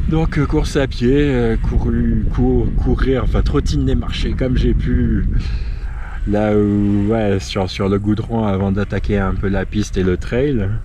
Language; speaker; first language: French; native; French